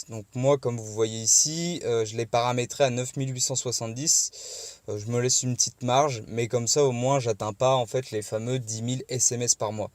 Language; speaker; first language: French; native; French